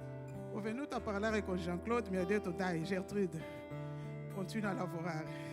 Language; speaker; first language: Italian; non-native, fluent; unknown